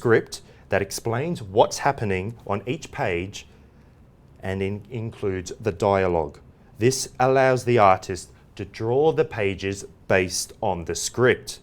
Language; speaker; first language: English; native; English